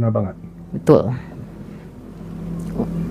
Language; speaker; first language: Indonesian; native; Indonesian